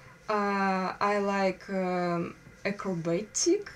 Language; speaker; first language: English; non-native, learner; Russian